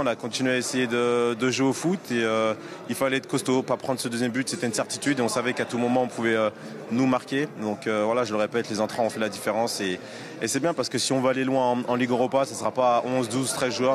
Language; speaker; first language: French; native; French